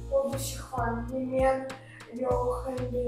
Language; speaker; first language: Chinese; non-native, learner; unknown